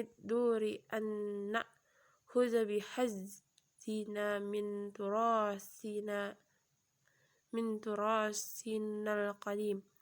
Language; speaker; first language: Arabic; non-native, learner; Indonesian